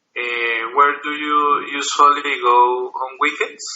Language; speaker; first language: English; non-native, learner; Spanish